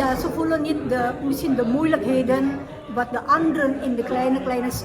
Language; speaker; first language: Dutch; early bilingual, heritage; Indonesian